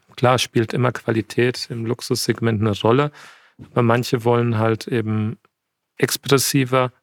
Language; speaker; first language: German; native; German